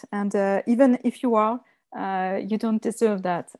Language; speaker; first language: English; non-native, learner; French